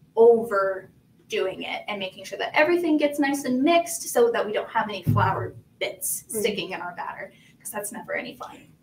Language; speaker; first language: English; native; English